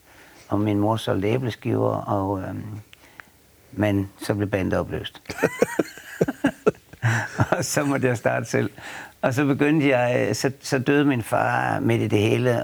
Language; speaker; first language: Danish; native; Danish